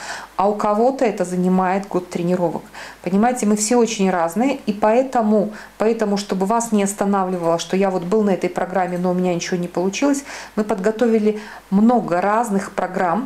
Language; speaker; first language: Russian; native; Russian